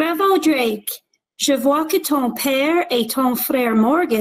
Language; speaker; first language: French; non-native, fluent; English